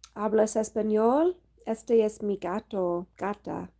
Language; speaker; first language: Spanish; non-native, learner; English